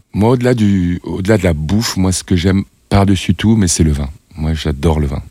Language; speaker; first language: French; native; French